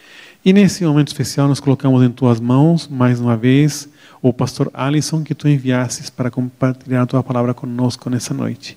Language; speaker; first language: Portuguese; native; Portuguese